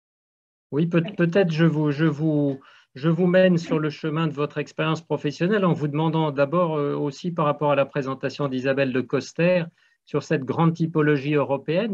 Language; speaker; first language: French; native; French